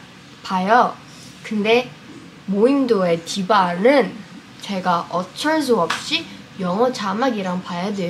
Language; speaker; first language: Korean; non-native, fluent; English